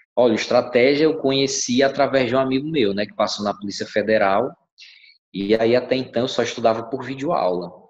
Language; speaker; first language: Portuguese; native; Portuguese